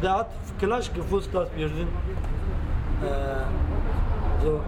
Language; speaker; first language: German; non-native, learner; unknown